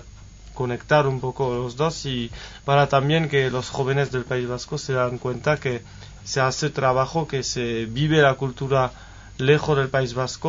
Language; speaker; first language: Spanish; non-native, fluent; French